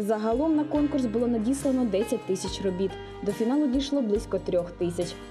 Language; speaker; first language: Ukrainian; native; Ukrainian